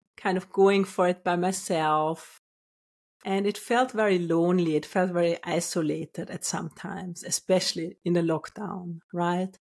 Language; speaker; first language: English; non-native, fluent; German